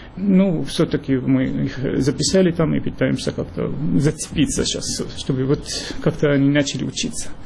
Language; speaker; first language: Russian; non-native, fluent; Arabic